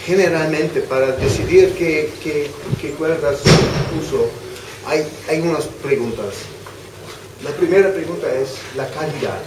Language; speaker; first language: Spanish; non-native, fluent; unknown